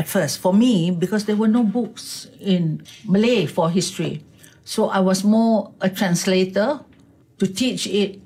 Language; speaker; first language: English; non-native, local second language; Malay